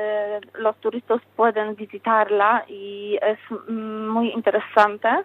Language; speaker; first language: Spanish; non-native, fluent; Polish